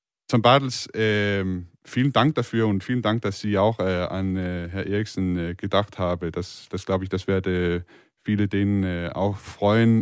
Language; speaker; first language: German; non-native, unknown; Danish